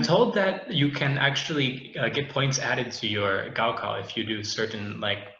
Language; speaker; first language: English; native; English